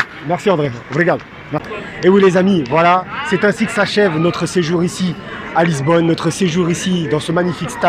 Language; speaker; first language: French; native; French